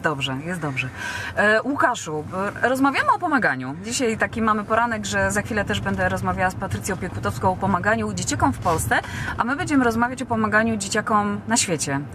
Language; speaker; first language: Polish; native; Polish